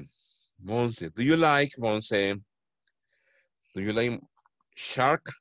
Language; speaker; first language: English; non-native, fluent; Spanish